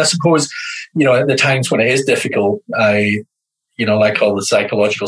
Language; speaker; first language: English; native; English